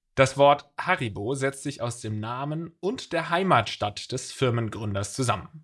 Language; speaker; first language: German; native; German